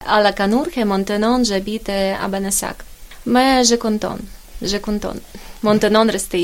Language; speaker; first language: French; non-native, learner; Ukrainian